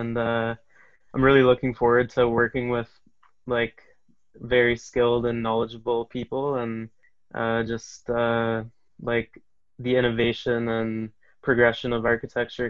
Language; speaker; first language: English; native; English